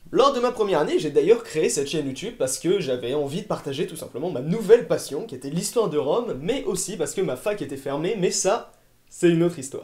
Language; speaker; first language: French; native; French